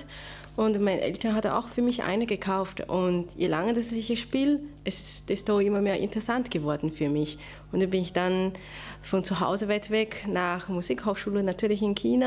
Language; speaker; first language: German; non-native, learner; Chinese